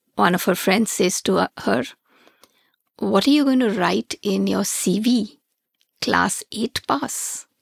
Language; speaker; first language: English; non-native, local second language; Hindi